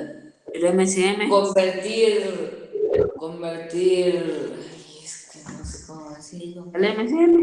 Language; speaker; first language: Spanish; native; Spanish